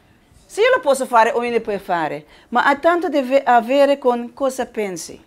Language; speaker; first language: Italian; non-native, learner; Spanish